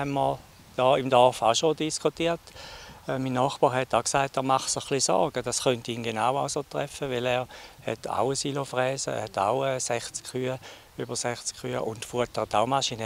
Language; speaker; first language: German; native; German